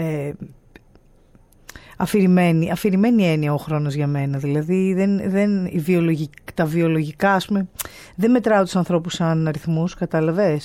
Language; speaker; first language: Greek; native; Greek